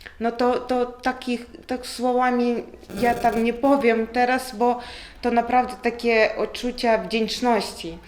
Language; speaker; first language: Polish; non-native, learner; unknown